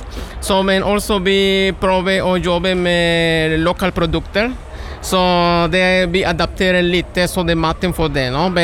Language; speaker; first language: Norwegian; non-native, learner; Spanish